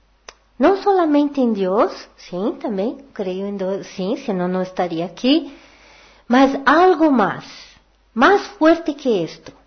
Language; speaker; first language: Portuguese; non-native, learner; Spanish